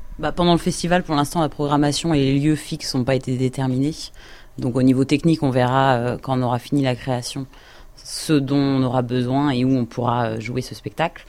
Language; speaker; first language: French; native; French